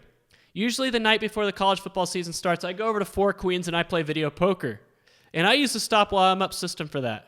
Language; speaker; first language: English; native; English